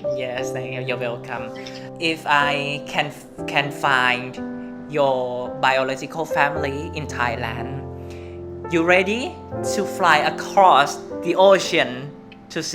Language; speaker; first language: English; non-native, learner; Thai